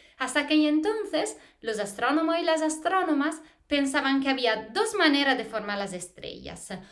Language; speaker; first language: Spanish; non-native, fluent; Italian